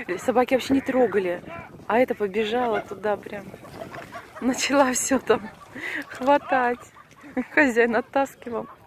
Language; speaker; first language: Russian; native; Russian